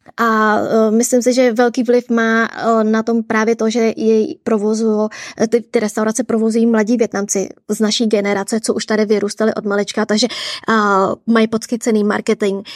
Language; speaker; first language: Czech; early bilingual, other home language; Vietnamese